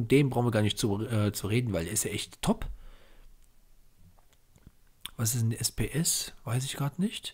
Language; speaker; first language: German; native; German